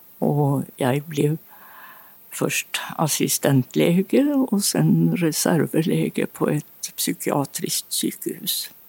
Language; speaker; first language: Swedish; native; Swedish